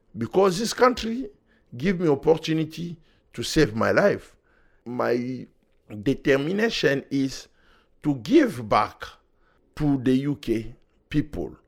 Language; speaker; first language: English; non-native, learner; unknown